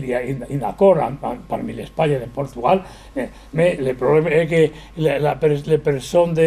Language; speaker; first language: French; non-native, learner; Spanish